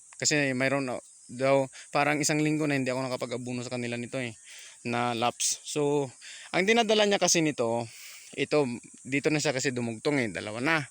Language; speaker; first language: Filipino; native; Filipino